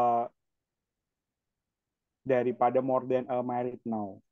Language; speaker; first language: English; non-native, learner; Indonesian